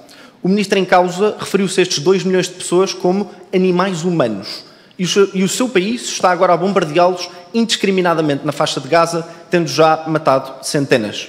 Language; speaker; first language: Portuguese; native; Portuguese